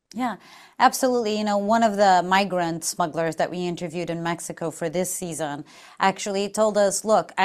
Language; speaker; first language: English; non-native, fluent; Portuguese